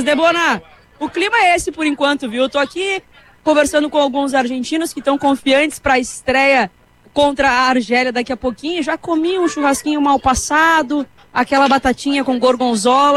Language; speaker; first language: Portuguese; native; Portuguese